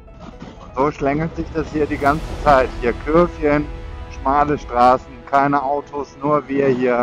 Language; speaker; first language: German; native; German